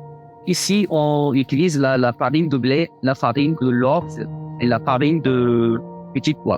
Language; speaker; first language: French; non-native, fluent; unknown